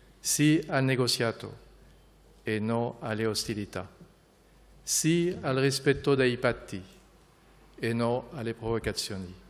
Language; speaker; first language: Italian; non-native, fluent; French